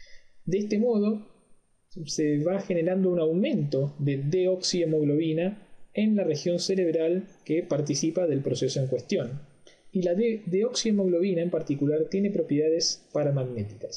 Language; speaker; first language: Spanish; native; Spanish